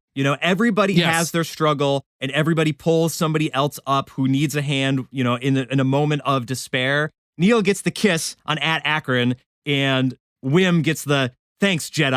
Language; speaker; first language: English; native; English